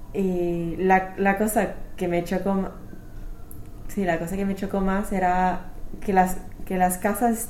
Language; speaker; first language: Spanish; non-native, fluent; English